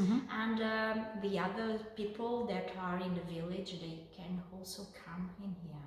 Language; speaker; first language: English; non-native, fluent; Portuguese